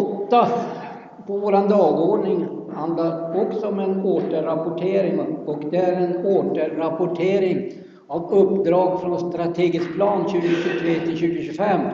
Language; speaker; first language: Swedish; native; Swedish